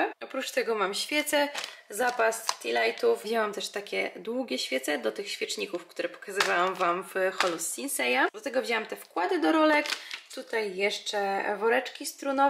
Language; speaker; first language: Polish; native; Polish